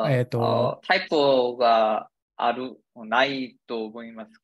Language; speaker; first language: Japanese; non-native, learner; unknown